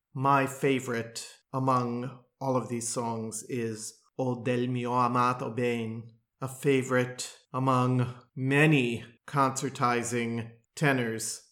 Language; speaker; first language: English; native; English